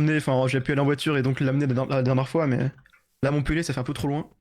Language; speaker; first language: French; native; French